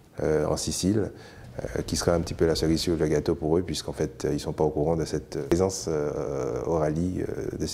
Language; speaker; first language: French; native; French